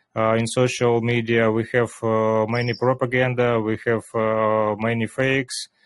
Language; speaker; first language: English; non-native, learner; Ukrainian